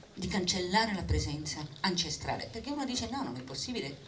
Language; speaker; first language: Italian; non-native, fluent; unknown